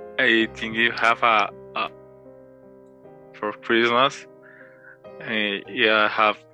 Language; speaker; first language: English; non-native, learner; Spanish